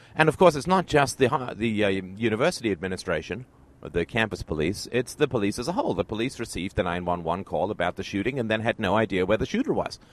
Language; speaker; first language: English; native; English